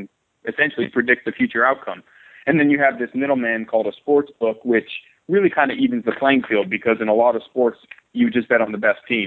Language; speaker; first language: English; native; English